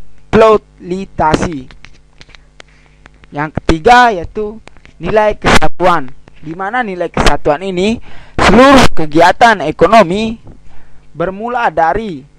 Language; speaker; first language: Indonesian; native; Indonesian